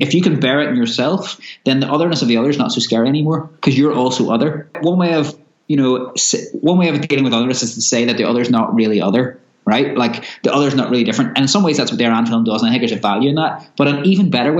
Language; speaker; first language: English; native; English